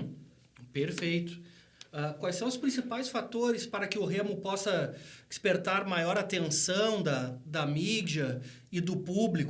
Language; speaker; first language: Portuguese; native; Portuguese